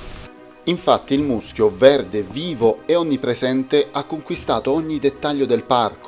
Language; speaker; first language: Italian; native; Italian